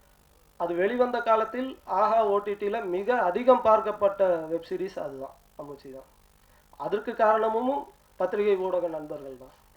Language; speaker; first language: Tamil; native; Tamil